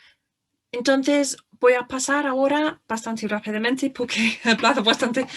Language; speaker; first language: Spanish; non-native, fluent; English